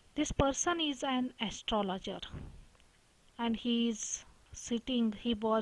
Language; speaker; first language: English; non-native, local second language; Marathi